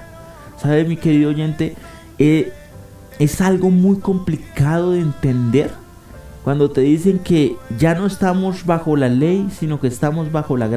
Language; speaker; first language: Spanish; native; Spanish